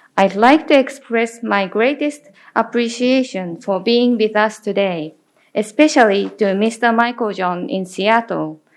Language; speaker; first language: English; non-native, fluent; Japanese